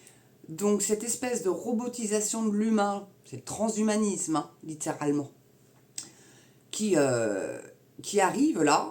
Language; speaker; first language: French; native; French